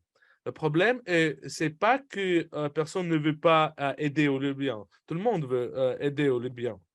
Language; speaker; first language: French; non-native, fluent; Russian